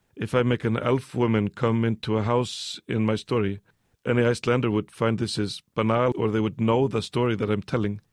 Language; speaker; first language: English; early bilingual, other home language; Icelandic